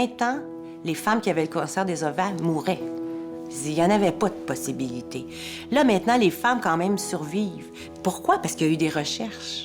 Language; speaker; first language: French; native; French